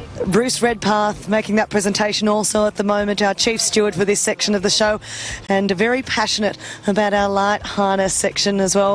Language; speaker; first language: English; native; English